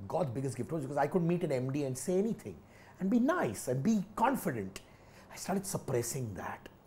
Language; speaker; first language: Hindi; native; Hindi